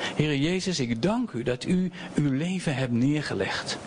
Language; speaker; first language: Dutch; native; Dutch